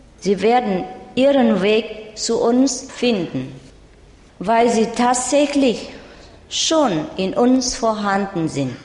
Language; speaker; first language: German; non-native, learner; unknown